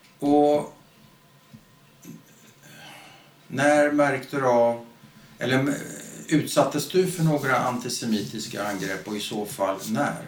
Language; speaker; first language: Swedish; native; Swedish